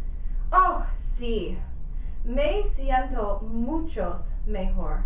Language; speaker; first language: Spanish; non-native, learner; English